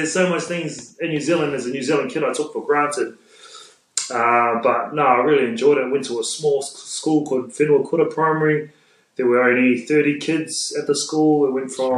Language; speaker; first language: English; native; English